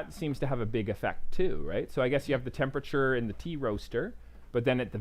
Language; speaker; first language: English; native; English